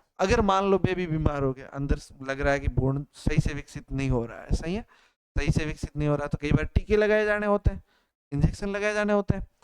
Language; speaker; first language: Hindi; native; Hindi